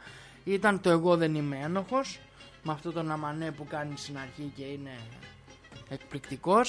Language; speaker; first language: Greek; native; Greek